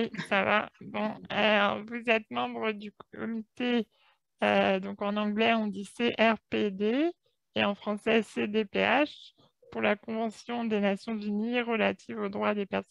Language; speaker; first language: French; native; French